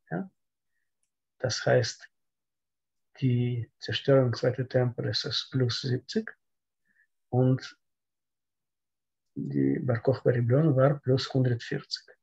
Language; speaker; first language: German; non-native, learner; Russian